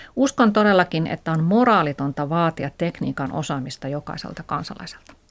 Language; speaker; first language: Finnish; native; Finnish